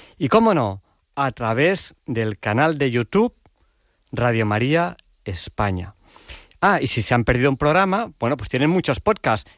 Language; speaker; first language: Spanish; native; Spanish